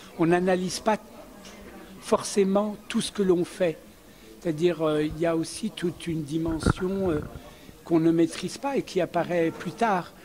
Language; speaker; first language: French; early bilingual, other home language; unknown